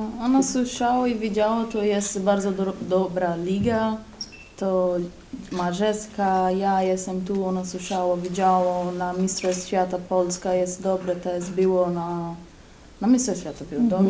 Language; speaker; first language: Polish; non-native, learner; Portuguese